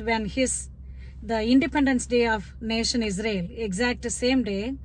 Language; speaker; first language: English; non-native, local second language; Tamil